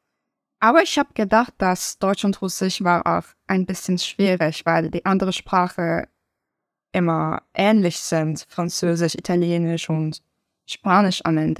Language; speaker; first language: German; non-native, learner; Turkish